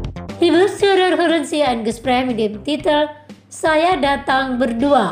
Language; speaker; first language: German; non-native, fluent; Indonesian